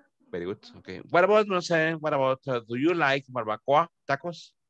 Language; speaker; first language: English; non-native, fluent; Spanish